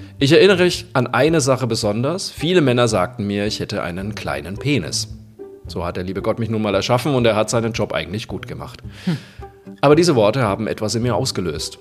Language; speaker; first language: German; native; German